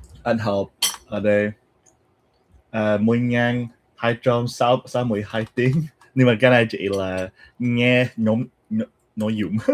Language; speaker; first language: Vietnamese; non-native, learner; English